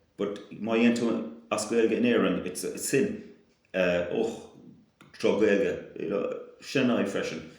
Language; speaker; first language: Irish; non-native, local second language; English